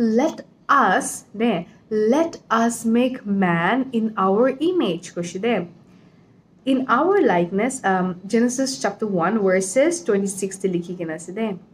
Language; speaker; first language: Assamese; non-native, local second language; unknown